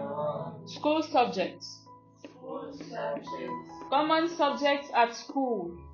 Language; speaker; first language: English; non-native, fluent; French